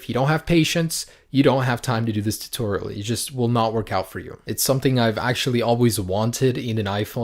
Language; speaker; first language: English; native; English